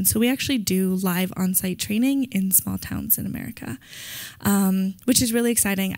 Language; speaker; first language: English; native; English